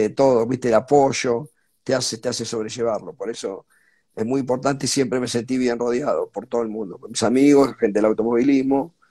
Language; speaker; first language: Spanish; native; Spanish